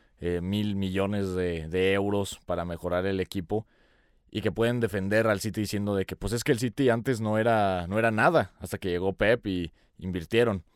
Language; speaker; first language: Spanish; native; Spanish